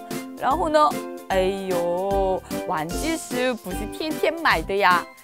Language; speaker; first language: Chinese; non-native, fluent; Korean